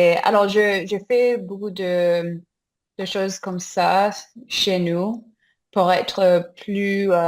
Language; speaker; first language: French; non-native, learner; English